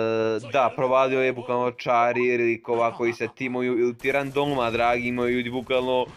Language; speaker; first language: Serbian; native; Serbian